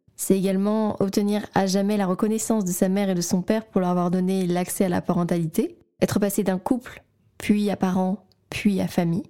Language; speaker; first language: French; native; French